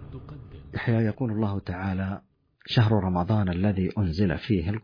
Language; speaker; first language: Arabic; native; Arabic